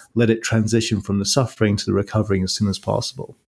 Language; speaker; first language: English; native; English